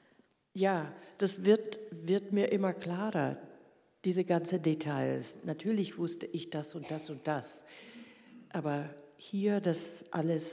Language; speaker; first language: German; early bilingual, heritage; German